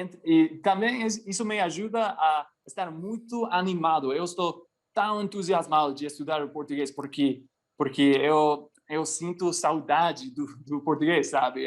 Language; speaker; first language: Portuguese; non-native, fluent; English